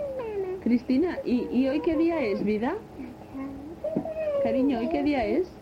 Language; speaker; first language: Spanish; native; Spanish